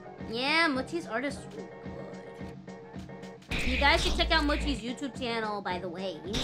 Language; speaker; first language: English; native; English